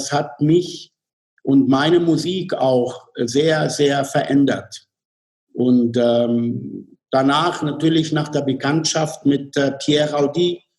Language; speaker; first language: German; non-native, fluent; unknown